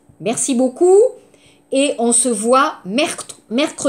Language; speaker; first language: French; native; French